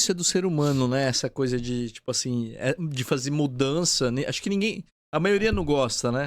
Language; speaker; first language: Portuguese; native; Portuguese